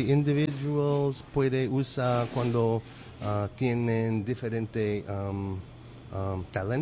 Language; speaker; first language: Spanish; non-native, learner; English